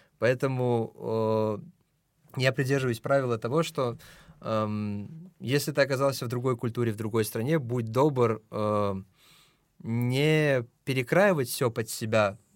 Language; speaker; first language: Russian; non-native, local second language; Tajik